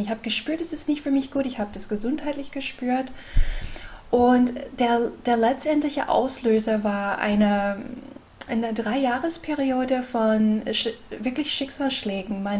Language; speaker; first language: German; non-native, fluent; English